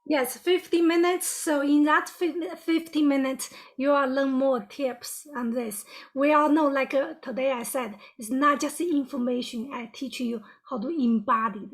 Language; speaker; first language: English; non-native, fluent; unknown